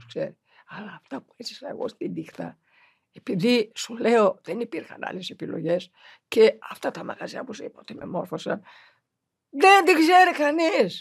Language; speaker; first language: Greek; early bilingual, heritage; Greek